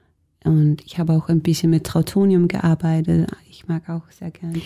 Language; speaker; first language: German; non-native, fluent; Danish